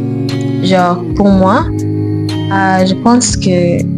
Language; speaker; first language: French; non-native, learner; English